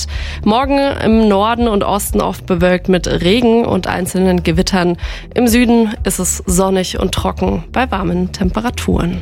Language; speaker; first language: German; native; German